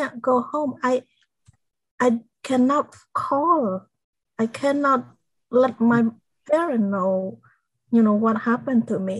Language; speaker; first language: English; non-native, fluent; Khmer